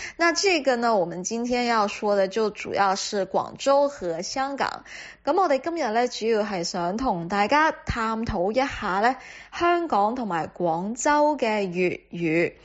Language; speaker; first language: Chinese; non-native, local second language; Cantonese